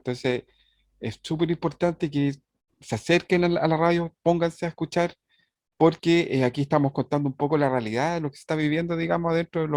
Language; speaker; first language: Spanish; native; Spanish